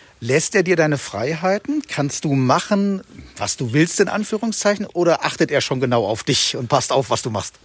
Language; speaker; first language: German; native; German